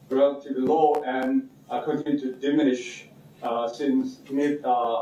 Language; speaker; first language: English; non-native, fluent; Korean